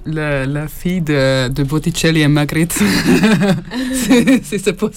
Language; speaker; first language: French; non-native, learner; Hungarian